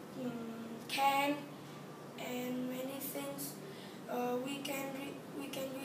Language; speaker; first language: English; non-native, learner; Vietnamese